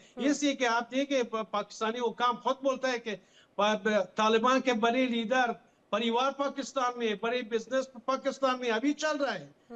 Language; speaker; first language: Hindi; non-native, fluent; Pashto